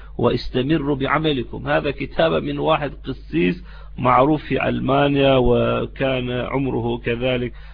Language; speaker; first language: Arabic; non-native, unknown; Turkish